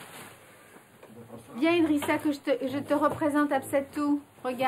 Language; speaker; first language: French; native; French